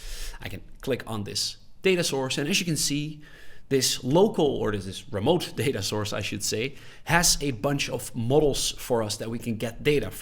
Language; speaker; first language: English; non-native, fluent; Dutch